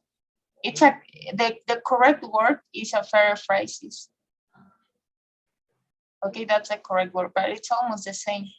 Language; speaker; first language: English; non-native, fluent; Spanish